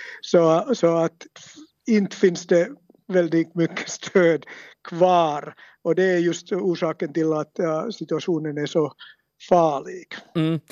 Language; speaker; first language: Swedish; non-native, local second language; Finnish